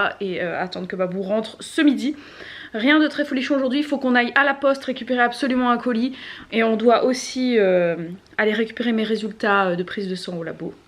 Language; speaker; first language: French; native; French